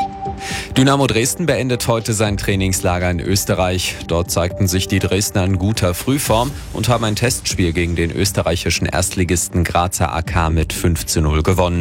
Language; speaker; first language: German; native; German